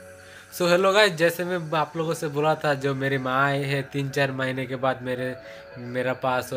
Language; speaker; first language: Hindi; non-native, local second language; Bangla